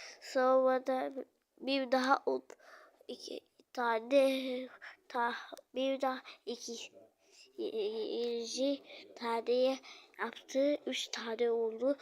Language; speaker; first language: Turkish; early bilingual, other home language; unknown